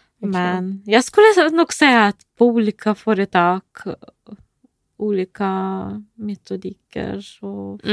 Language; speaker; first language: Swedish; non-native, fluent; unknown